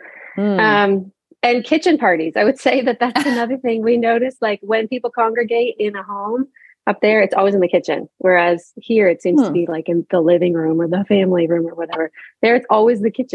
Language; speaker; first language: English; native; English